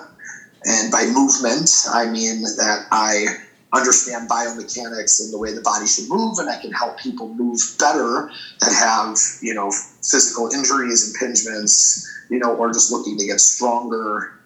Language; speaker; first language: English; native; English